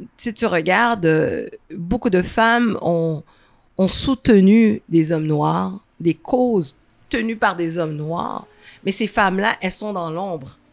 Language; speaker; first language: French; native; French